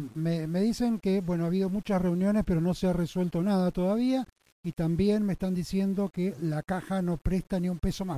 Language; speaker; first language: Spanish; native; Spanish